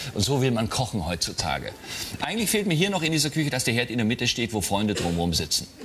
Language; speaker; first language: German; native; German